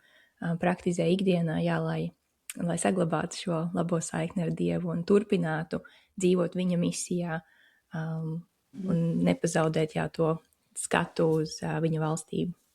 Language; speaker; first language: Latvian; native; Latvian